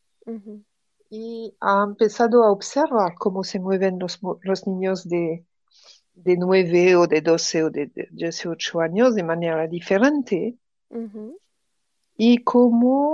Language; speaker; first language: Spanish; non-native, fluent; French